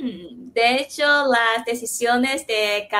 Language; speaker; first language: Spanish; non-native, fluent; Chinese